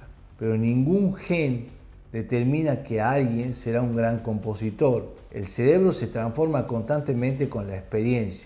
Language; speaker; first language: Spanish; native; Spanish